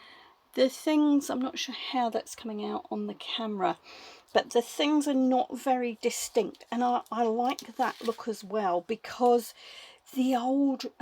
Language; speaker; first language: English; native; English